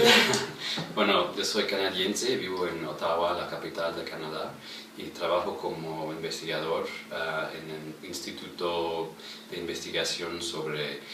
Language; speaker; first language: Spanish; non-native, fluent; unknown